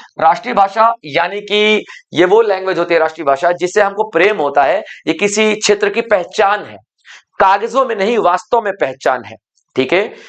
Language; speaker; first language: Hindi; native; Hindi